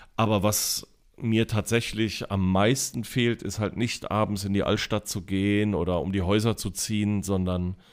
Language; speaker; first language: German; native; German